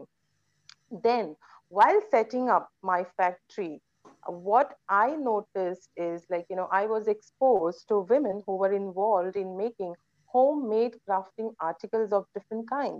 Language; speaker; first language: English; non-native, local second language; Konkani